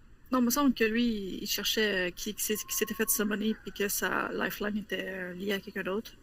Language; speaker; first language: French; native; French